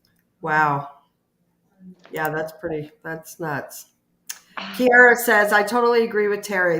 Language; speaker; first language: English; native; English